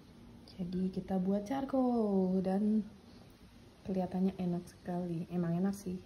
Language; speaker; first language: Indonesian; native; Indonesian